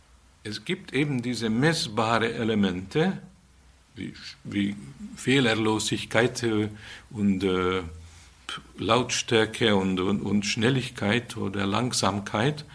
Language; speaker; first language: German; non-native, fluent; Hungarian